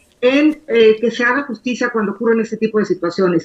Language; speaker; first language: Spanish; native; Spanish